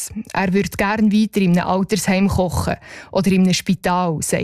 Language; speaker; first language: German; native; German